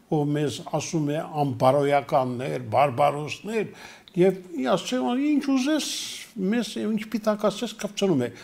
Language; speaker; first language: Armenian; native; Armenian